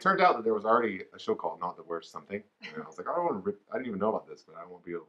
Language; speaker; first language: English; native; English